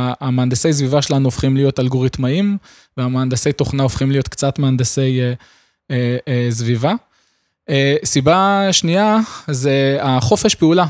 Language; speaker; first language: Hebrew; native; Hebrew